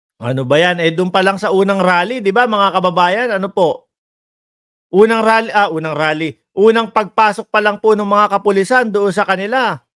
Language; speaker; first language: Filipino; native; Filipino